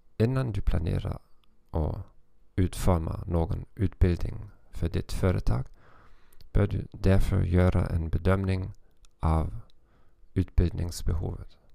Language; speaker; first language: Swedish; non-native, fluent; German